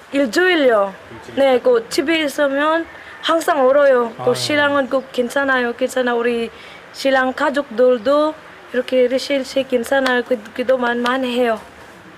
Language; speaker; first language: Korean; non-native, learner; Filipino